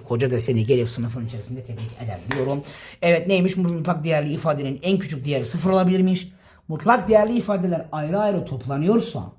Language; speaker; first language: Turkish; native; Turkish